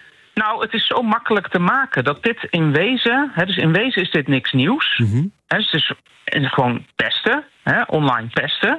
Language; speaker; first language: Dutch; native; Dutch